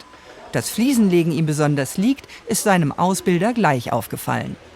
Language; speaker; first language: German; native; German